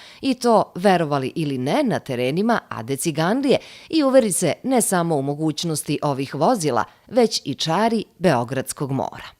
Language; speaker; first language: Serbian; native; Serbian